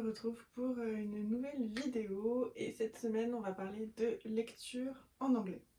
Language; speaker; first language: French; native; French